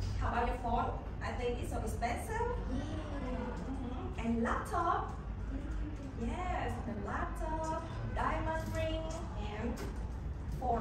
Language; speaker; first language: English; non-native, learner; Vietnamese